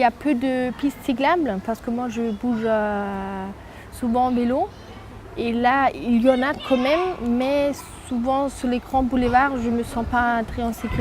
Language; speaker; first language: French; non-native, fluent; German